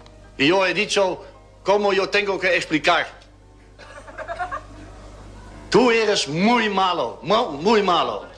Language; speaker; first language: Spanish; non-native, learner; Dutch